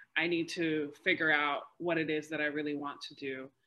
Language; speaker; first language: English; native; English